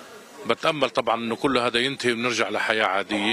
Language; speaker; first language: Arabic; native; Arabic